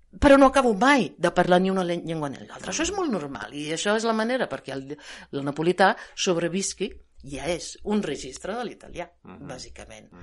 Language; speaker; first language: Catalan; non-native, fluent; Italian